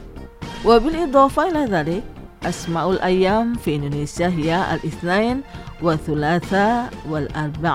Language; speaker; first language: Arabic; non-native, fluent; Indonesian